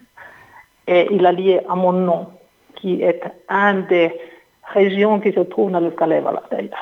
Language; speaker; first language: French; non-native, fluent; Finnish